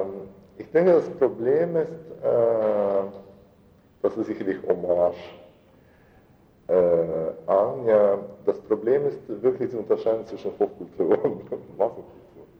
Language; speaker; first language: German; non-native, fluent; Russian